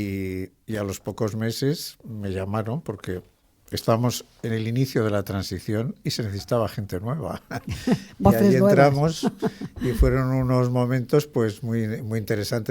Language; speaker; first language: Spanish; native; Spanish